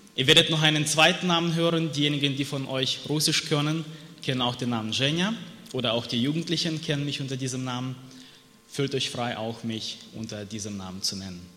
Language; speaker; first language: German; non-native, fluent; Russian